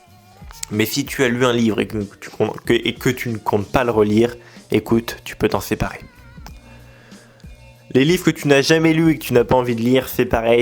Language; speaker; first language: French; native; French